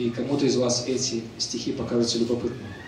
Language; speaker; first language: Russian; native; Russian